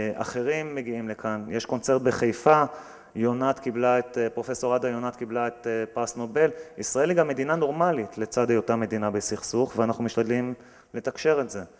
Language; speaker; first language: Hebrew; native; Hebrew